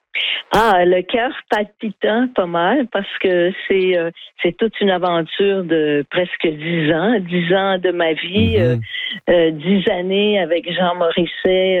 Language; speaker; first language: French; native; French